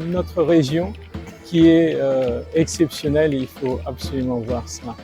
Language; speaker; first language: French; non-native, fluent; Bulgarian